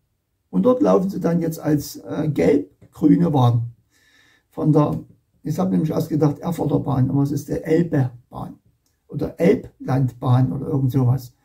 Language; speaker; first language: German; native; German